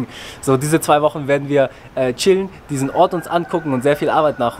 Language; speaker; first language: German; native; German